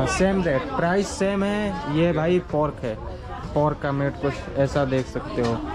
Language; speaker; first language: Hindi; native; Hindi